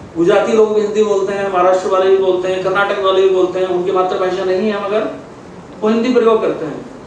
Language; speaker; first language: Hindi; native; Hindi